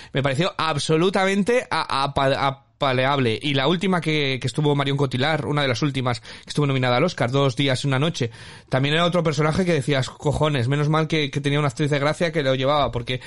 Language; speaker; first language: Spanish; native; Spanish